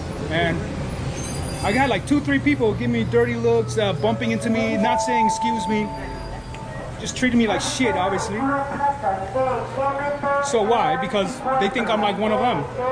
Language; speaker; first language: English; early bilingual, other home language; Spanish